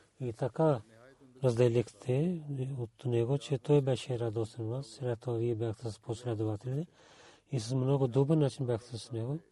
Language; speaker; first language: Bulgarian; non-native, learner; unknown